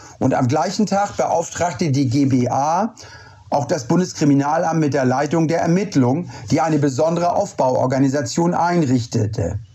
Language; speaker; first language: German; native; German